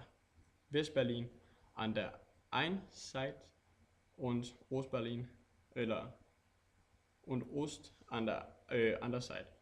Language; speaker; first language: German; non-native, learner; Danish